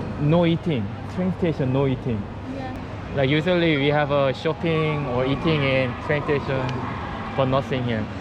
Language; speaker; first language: English; non-native, learner; Korean